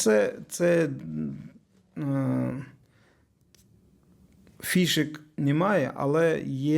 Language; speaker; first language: Ukrainian; non-native, learner; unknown